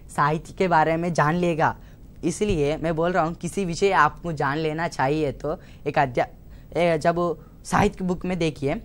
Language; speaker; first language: Hindi; non-native, local second language; Telugu